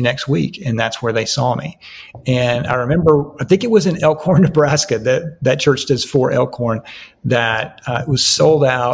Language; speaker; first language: English; native; English